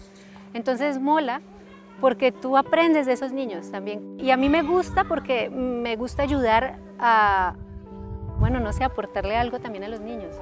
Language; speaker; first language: Spanish; native; Spanish